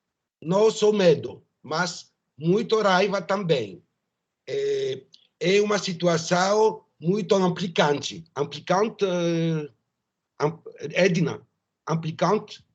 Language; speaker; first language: Portuguese; non-native, learner; French